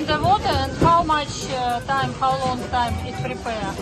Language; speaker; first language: English; non-native, learner; Russian